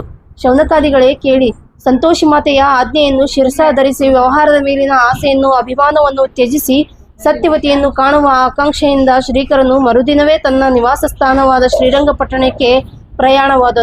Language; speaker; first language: Kannada; native; Kannada